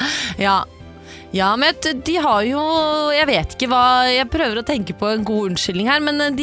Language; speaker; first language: Norwegian; native; Norwegian